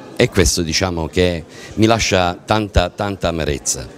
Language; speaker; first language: Italian; native; Italian